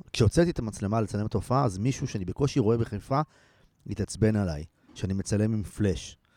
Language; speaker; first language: Hebrew; native; Hebrew